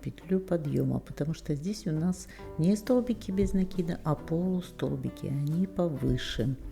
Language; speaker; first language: Russian; native; Russian